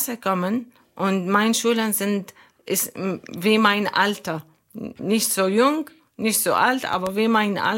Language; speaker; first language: German; non-native, learner; Arabic